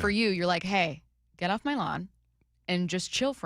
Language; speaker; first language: English; native; English